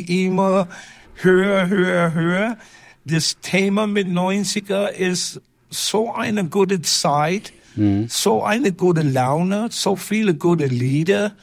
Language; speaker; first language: German; non-native, learner; English